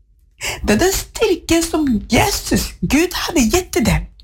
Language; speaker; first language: Norwegian; non-native, fluent; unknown